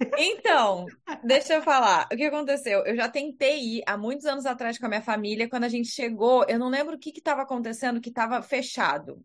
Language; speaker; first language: Portuguese; native; Portuguese